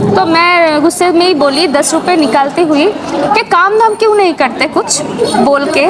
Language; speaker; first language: Hindi; non-native, local second language; Bangla